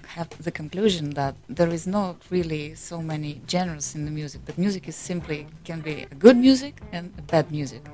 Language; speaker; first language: English; non-native, fluent; Russian